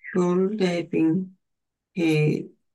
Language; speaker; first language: Korean; non-native, learner; Chinese